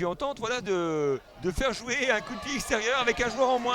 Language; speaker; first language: French; native; French